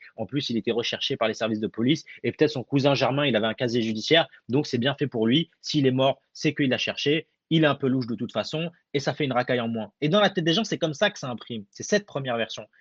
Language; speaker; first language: French; early bilingual, other home language; Arabic